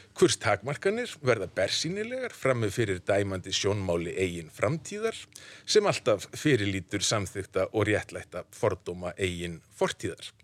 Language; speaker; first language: Icelandic; native; Icelandic